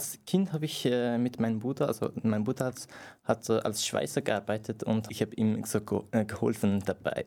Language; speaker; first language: German; non-native, fluent; Persian